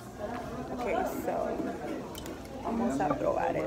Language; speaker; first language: Spanish; early bilingual, heritage; Spanish